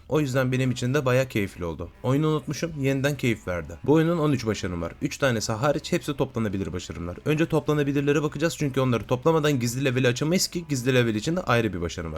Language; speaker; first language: Turkish; native; Turkish